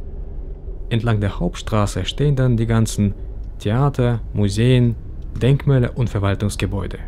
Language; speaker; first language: German; early bilingual, other home language; Russian